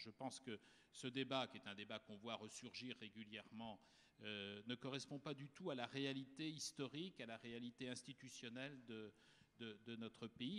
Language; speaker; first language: French; native; French